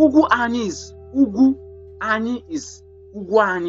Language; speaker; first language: English; non-native, local second language; Igbo